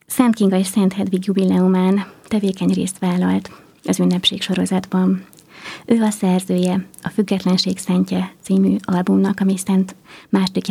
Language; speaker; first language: Hungarian; native; Hungarian